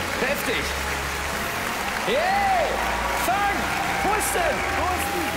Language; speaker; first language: German; native; German